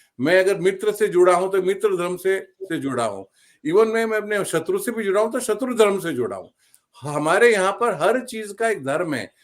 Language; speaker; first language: Hindi; native; Hindi